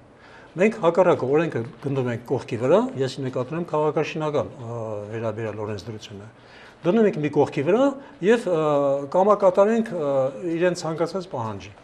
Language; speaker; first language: Armenian; native; Armenian